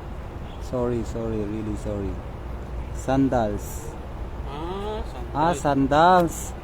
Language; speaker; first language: English; non-native, local second language; Filipino